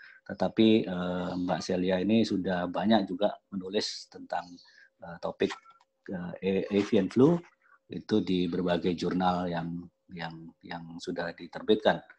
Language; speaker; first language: Indonesian; native; Indonesian